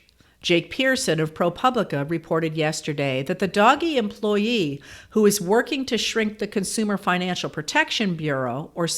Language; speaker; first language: English; native; English